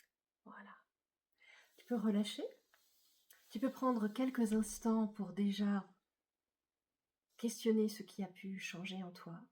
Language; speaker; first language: French; native; French